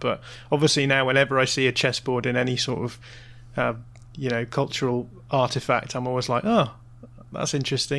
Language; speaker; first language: English; native; English